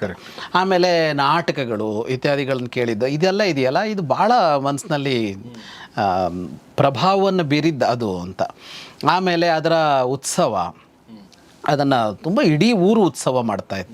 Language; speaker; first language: Kannada; native; Kannada